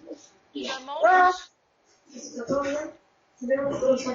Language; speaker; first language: French; native; French